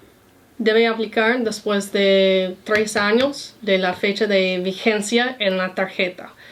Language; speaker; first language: Spanish; non-native, fluent; English